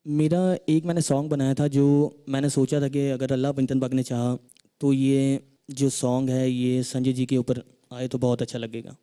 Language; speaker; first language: Urdu; non-native, local second language; Punjabi